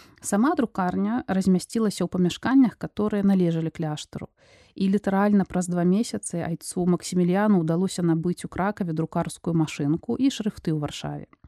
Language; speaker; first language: Belarusian; non-native, local second language; Russian